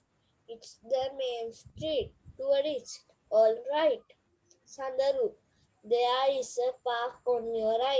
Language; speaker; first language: English; non-native, learner; Sinhala